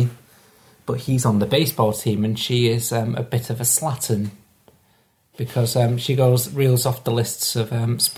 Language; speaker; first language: English; native; English